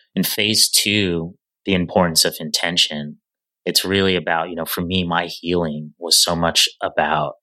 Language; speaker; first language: English; native; English